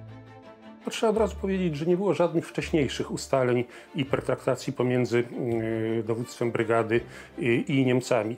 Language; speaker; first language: Polish; native; Polish